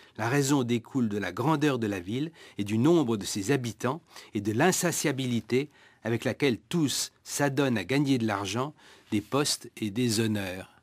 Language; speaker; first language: French; native; French